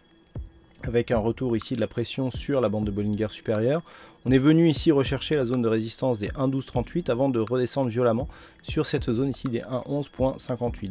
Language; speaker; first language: French; native; French